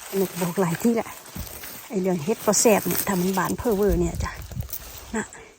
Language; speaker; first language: Thai; native; Thai